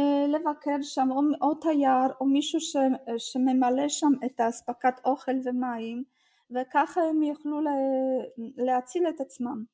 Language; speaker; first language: Hebrew; non-native, fluent; Russian